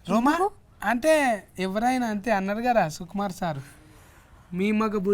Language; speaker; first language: Telugu; native; Telugu